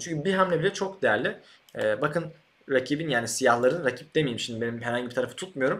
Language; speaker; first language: Turkish; native; Turkish